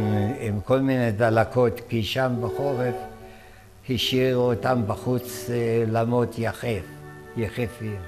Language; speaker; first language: Hebrew; non-native, fluent; German